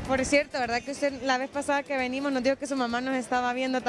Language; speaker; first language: Spanish; native; Spanish